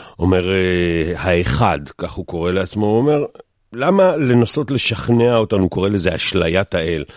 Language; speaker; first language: Hebrew; native; Hebrew